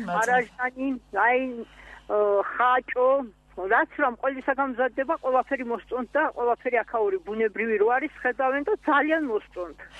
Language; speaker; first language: Georgian; non-native, local second language; Svan